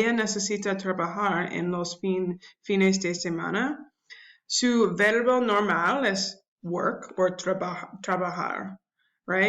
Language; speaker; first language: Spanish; non-native, learner; English